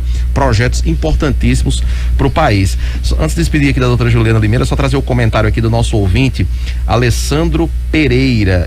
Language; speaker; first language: Portuguese; native; Portuguese